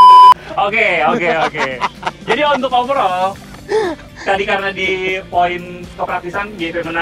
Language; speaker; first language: Indonesian; native; Indonesian